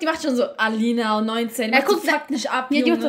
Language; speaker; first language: German; early bilingual, other home language; Albanian